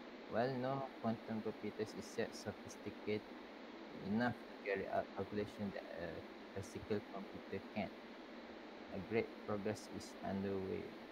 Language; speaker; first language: English; non-native, local second language; Malay